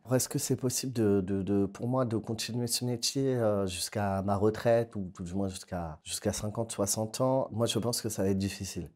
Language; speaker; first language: French; native; French